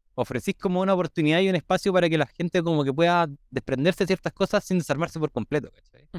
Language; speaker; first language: Spanish; native; Spanish